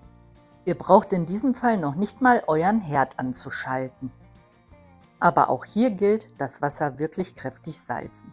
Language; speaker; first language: German; native; German